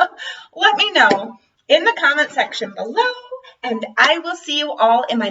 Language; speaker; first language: English; native; English